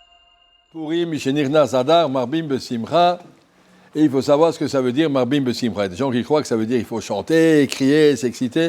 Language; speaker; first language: French; native; French